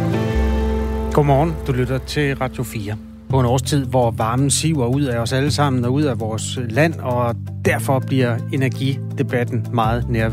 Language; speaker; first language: Danish; native; Danish